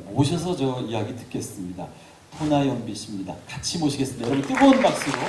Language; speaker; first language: Korean; native; Korean